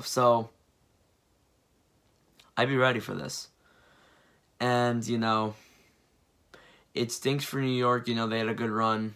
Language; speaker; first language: English; native; English